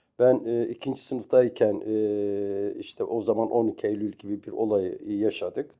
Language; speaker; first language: Turkish; native; Turkish